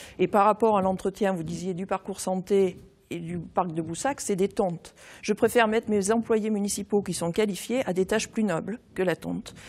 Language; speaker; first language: French; native; French